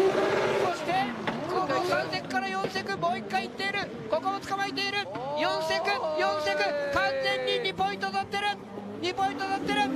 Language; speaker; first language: Japanese; native; Japanese